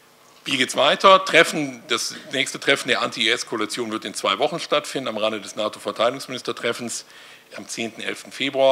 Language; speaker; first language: German; native; German